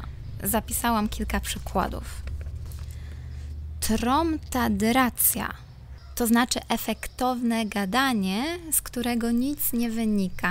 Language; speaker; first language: Polish; non-native, local second language; Ukrainian